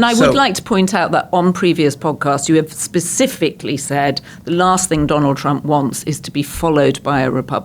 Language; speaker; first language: English; native; English